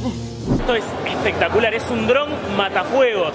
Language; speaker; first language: Spanish; native; Spanish